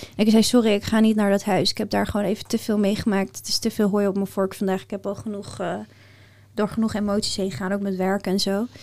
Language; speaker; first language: Dutch; early bilingual, other home language; Persian